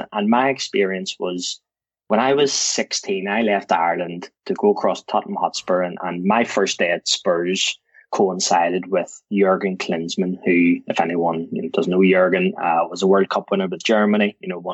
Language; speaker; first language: English; native; English